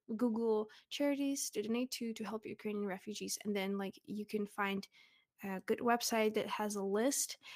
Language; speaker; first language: English; early bilingual, other home language; Russian